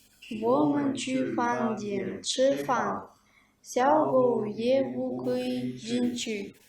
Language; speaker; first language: Chinese; non-native, learner; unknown